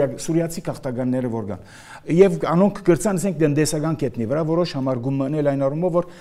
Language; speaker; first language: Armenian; early bilingual, heritage; Armenian